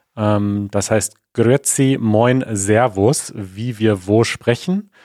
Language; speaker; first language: German; native; German